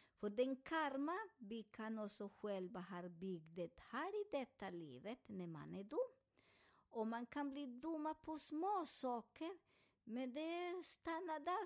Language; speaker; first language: Swedish; non-native, fluent; Spanish